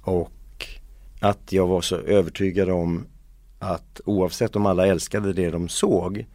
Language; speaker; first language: Swedish; native; Swedish